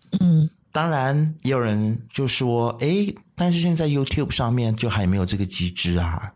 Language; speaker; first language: Chinese; native; Chinese